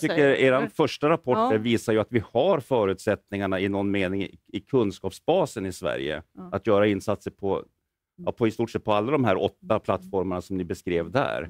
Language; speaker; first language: Swedish; native; Swedish